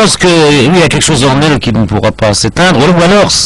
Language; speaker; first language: French; native; French